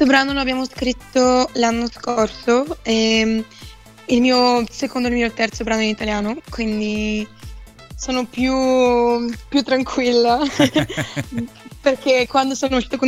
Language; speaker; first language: Italian; non-native, fluent; Bulgarian